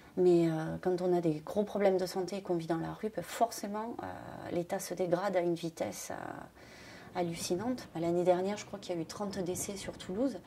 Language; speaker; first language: French; native; French